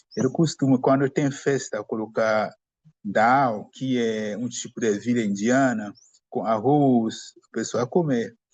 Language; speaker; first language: Portuguese; non-native, fluent; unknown